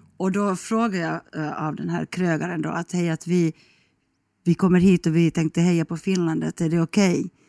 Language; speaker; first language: Swedish; native; Swedish